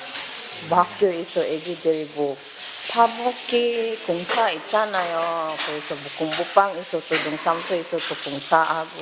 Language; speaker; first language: Korean; non-native, learner; Vietnamese